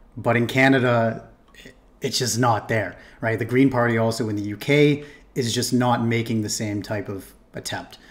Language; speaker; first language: English; native; English